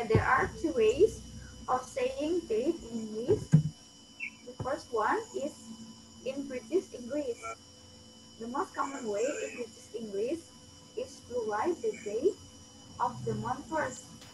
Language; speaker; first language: English; non-native, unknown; Indonesian